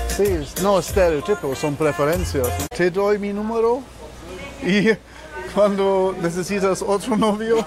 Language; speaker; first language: Spanish; non-native, learner; German